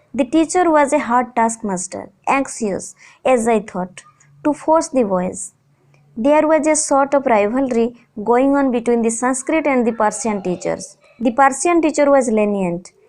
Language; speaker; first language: English; non-native, local second language; Odia